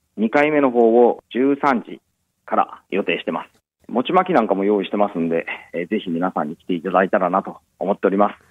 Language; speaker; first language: Japanese; native; Japanese